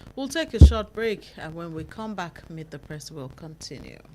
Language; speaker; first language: English; non-native, local second language; Yoruba